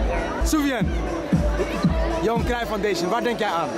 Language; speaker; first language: Dutch; native; Dutch